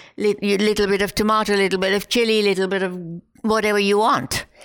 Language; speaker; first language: English; non-native, local second language; Hindi